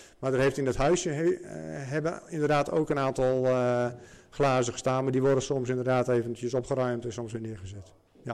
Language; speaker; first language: Dutch; native; Dutch